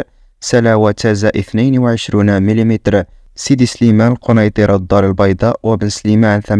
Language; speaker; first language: Arabic; native; Arabic